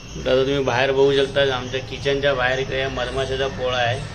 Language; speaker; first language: Marathi; non-native, local second language; Konkani